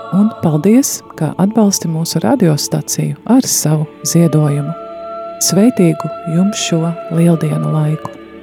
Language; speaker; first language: Latvian; native; Latvian